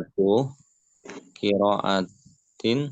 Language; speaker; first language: Arabic; non-native, learner; Indonesian